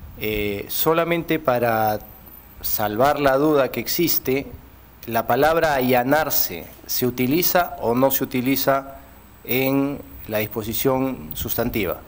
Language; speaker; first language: Spanish; native; Spanish